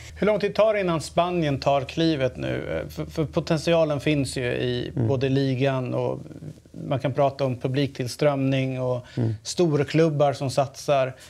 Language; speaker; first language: Swedish; native; Swedish